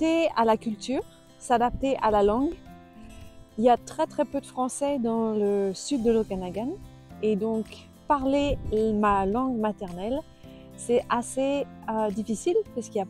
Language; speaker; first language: French; native; French